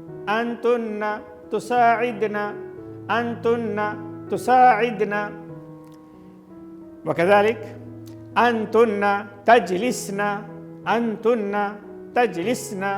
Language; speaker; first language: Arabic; non-native, fluent; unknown